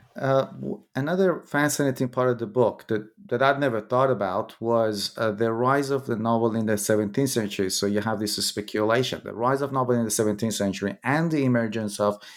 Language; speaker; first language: English; non-native, fluent; Persian